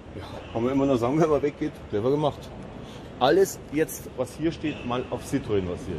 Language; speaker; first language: German; native; German